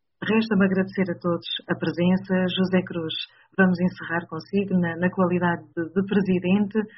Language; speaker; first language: Portuguese; native; Portuguese